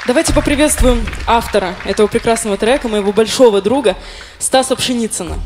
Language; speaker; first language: Russian; native; Russian